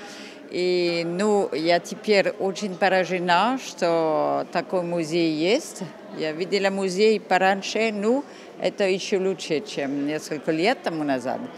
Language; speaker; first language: Russian; non-native, fluent; French